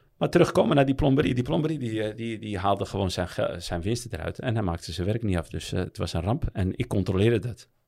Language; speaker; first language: Dutch; early bilingual, other home language; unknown